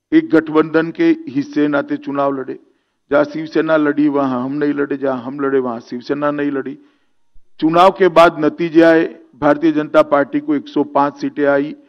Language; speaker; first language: Hindi; non-native, local second language; Gujarati